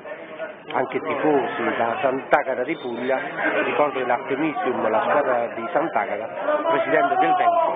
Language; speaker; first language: Italian; native; Italian